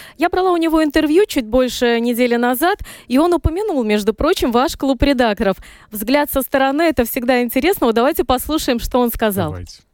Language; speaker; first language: Russian; native; Russian